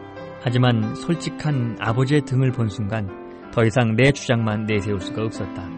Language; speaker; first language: Korean; native; Korean